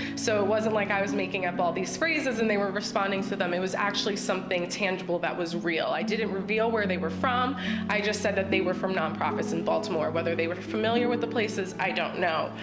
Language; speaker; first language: English; native; English